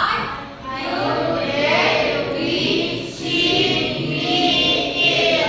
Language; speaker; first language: English; non-native, learner; Indonesian